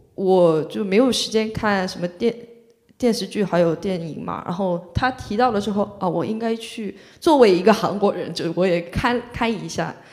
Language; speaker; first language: Chinese; non-native, fluent; Korean